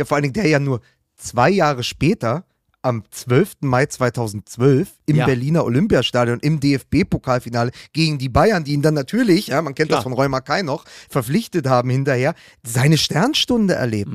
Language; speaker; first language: German; native; German